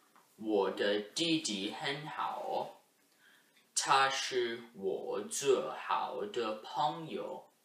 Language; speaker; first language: Chinese; non-native, learner; English